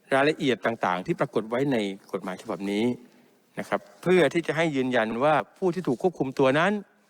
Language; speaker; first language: Thai; non-native, local second language; Pattani Malay